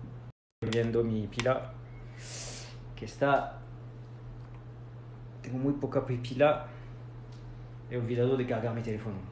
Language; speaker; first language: Spanish; non-native, fluent; French